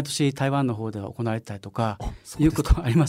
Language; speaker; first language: Japanese; native; Japanese